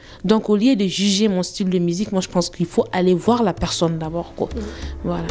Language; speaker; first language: French; non-native, local second language; Bambara